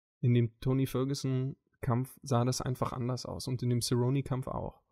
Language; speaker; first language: German; native; German